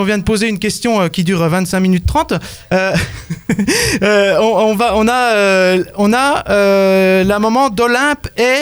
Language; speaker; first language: French; native; French